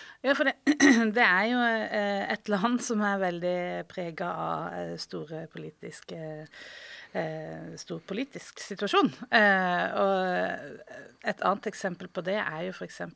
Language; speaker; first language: Norwegian; native; Norwegian